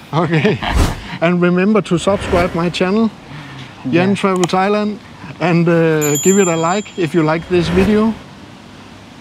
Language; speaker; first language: English; non-native, learner; Swedish